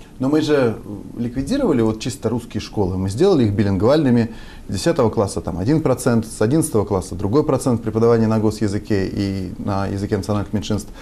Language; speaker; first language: Russian; native; Russian